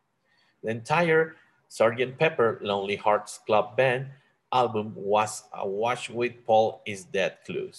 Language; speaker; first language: English; non-native, learner; Spanish